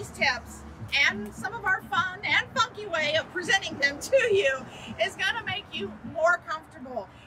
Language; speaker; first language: English; native; English